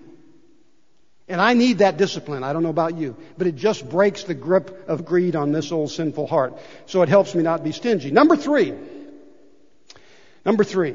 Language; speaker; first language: English; native; English